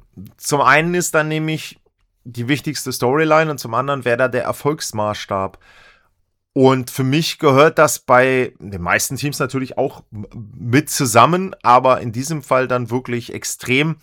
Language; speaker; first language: German; native; German